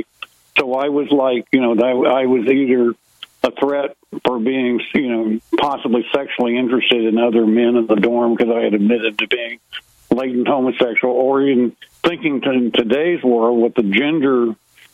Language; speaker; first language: English; native; English